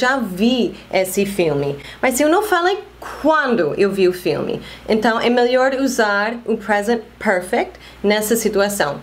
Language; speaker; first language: Portuguese; non-native, fluent; English